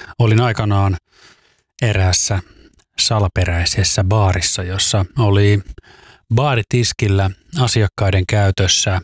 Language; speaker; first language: Finnish; native; Finnish